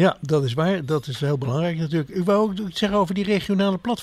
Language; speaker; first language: Dutch; native; Dutch